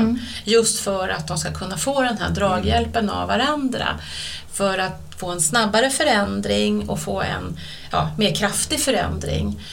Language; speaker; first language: Swedish; native; Swedish